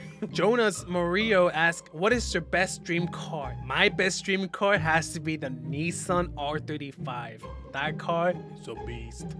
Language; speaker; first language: English; native; English